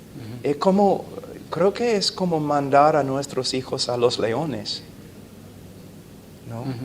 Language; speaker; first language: Spanish; non-native, fluent; English